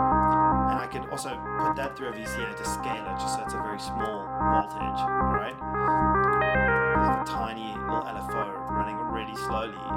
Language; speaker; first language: English; native; English